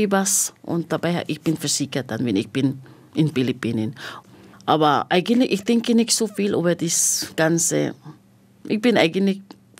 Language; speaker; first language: German; non-native, learner; Filipino